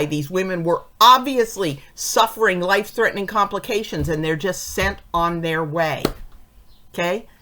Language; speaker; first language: English; native; English